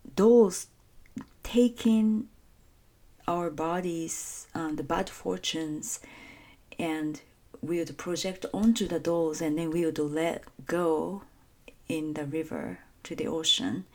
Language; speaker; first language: English; non-native, fluent; Japanese